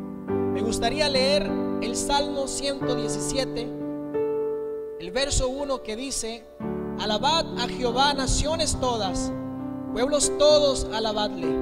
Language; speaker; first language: Spanish; native; Spanish